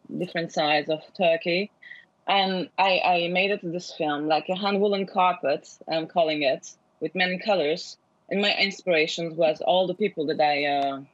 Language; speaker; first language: English; non-native, learner; Turkish